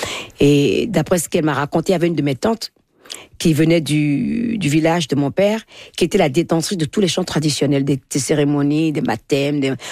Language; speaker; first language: French; non-native, local second language; Fon